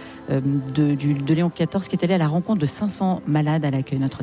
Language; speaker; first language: French; native; French